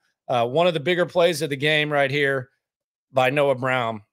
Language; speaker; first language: English; native; English